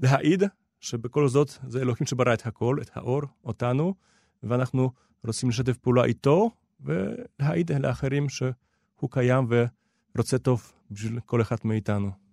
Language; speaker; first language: Hebrew; non-native, fluent; Polish